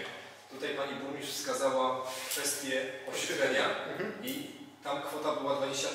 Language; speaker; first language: Polish; native; Polish